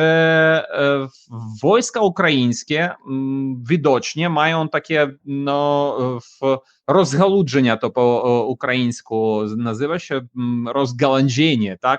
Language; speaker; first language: Polish; non-native, fluent; Ukrainian